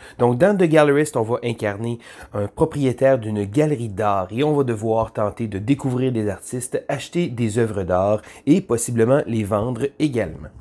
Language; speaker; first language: French; native; French